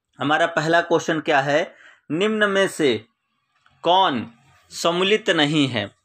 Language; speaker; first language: Hindi; native; Hindi